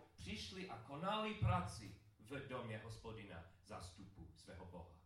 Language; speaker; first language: Czech; non-native, learner; English